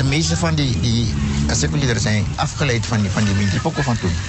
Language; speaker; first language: Dutch; non-native, local second language; English